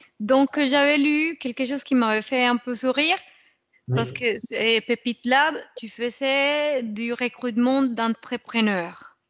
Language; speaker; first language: French; non-native, fluent; Spanish